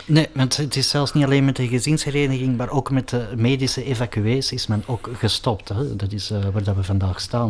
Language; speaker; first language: Dutch; native; Dutch